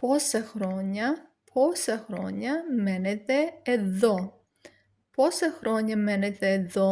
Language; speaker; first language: Greek; non-native, learner; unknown